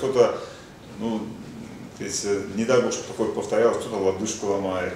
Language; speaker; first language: Russian; non-native, local second language; Azerbaijani